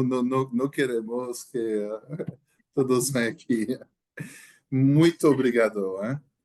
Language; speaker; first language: Portuguese; non-native, learner; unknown